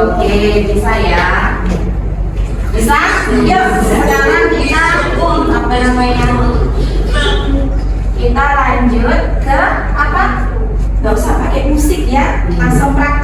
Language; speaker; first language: Indonesian; native; Indonesian